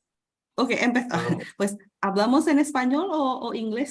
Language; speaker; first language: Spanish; non-native, fluent; Indonesian